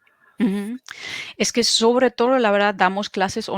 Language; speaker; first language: Spanish; non-native, fluent; German